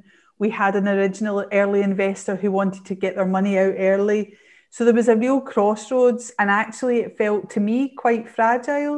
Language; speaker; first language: English; native; English